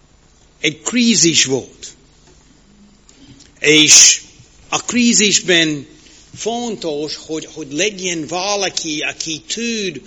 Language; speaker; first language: Hungarian; non-native, fluent; English